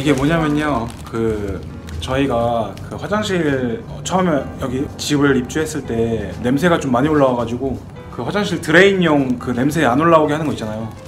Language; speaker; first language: Korean; native; Korean